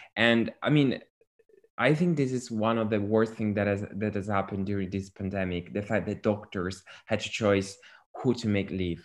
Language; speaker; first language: English; non-native, fluent; Italian